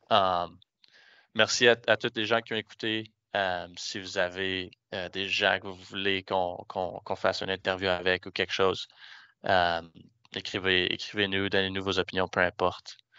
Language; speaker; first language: French; native; French